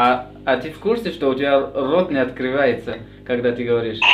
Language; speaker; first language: Russian; non-native, fluent; Tajik